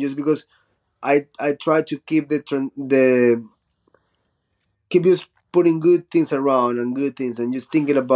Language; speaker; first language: English; non-native, fluent; Spanish